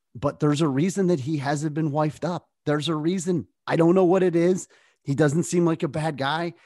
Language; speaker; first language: English; native; English